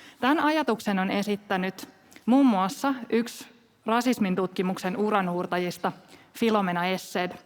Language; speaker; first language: Finnish; native; Finnish